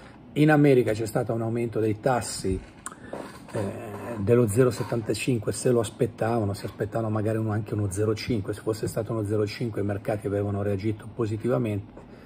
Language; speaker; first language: Italian; native; Italian